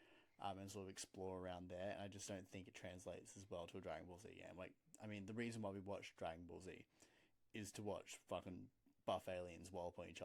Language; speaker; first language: English; native; English